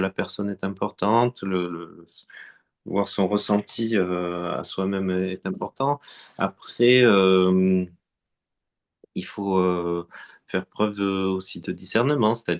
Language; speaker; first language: French; native; French